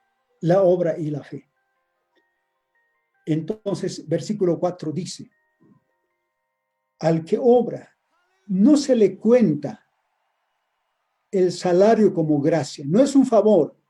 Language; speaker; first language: Spanish; native; Spanish